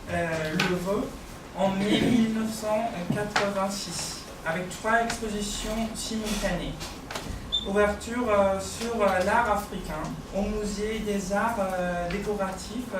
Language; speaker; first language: French; non-native, fluent; Persian